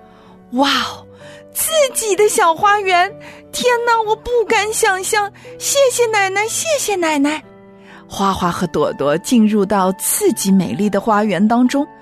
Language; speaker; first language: Chinese; native; Chinese